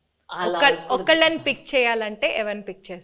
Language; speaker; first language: Telugu; native; Telugu